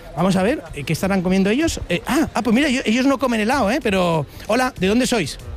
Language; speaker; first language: Spanish; native; Spanish